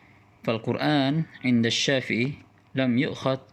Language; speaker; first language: Arabic; non-native, fluent; Indonesian